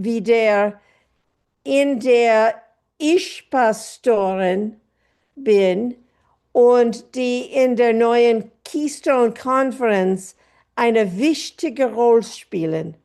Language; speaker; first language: German; non-native, fluent; English